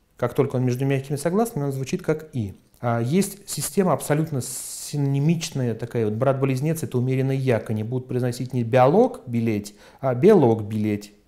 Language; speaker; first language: Russian; native; Russian